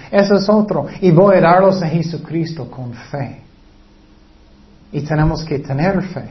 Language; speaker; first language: Spanish; non-native, fluent; English